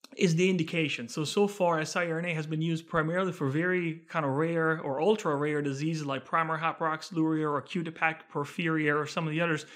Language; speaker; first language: English; non-native, fluent; Italian